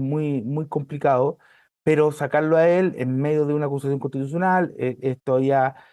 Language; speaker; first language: Spanish; native; Spanish